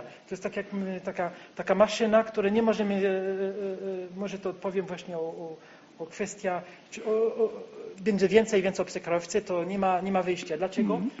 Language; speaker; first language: Polish; non-native, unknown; French